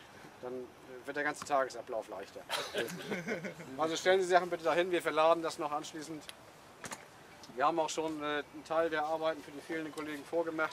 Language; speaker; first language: German; native; German